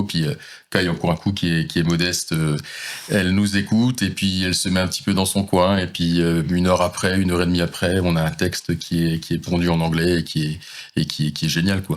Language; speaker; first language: French; native; French